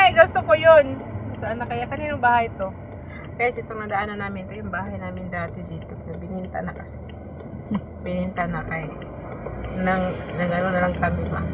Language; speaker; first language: Filipino; non-native, local second language; Cebuano